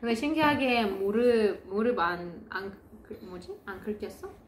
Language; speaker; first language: Korean; non-native, fluent; Russian